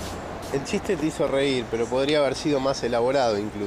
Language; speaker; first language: Spanish; native; Spanish